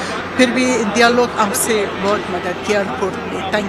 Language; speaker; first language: Hindi; non-native, learner; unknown